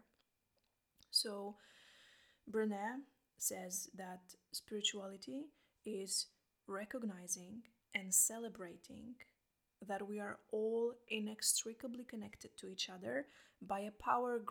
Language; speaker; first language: English; non-native, fluent; Polish